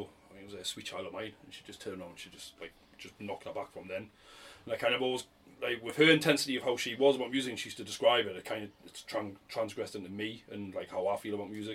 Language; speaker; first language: English; native; English